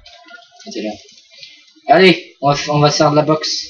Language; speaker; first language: French; native; French